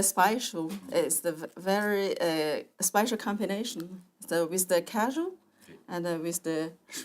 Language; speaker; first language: English; non-native, learner; Chinese